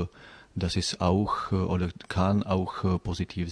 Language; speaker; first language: German; non-native, learner; Czech